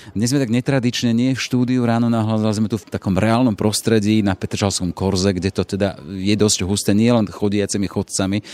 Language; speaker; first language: Slovak; native; Slovak